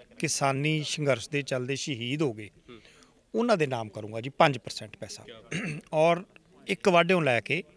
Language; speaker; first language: Punjabi; native; Punjabi